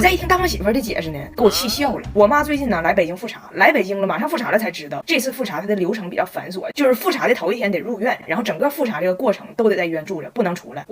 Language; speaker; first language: Chinese; native; Chinese